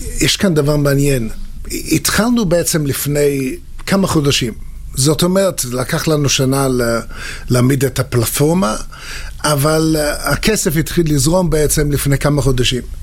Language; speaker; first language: Hebrew; non-native, local second language; English